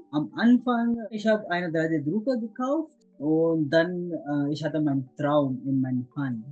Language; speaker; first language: German; non-native, learner; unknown